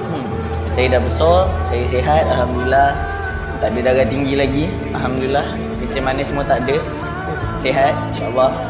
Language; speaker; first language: Malay; native; Malay